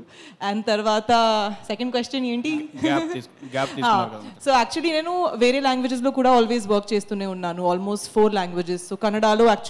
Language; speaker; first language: Telugu; non-native, fluent; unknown